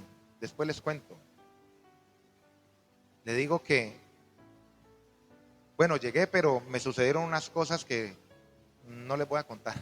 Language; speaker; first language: Spanish; native; Spanish